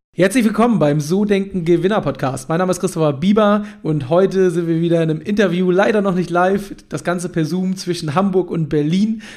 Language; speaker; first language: German; native; German